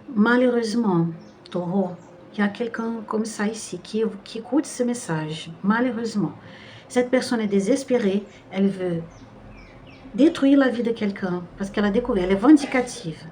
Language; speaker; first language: French; non-native, fluent; Portuguese